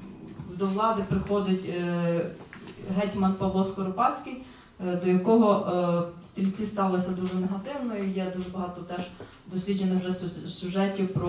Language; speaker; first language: Ukrainian; native; Ukrainian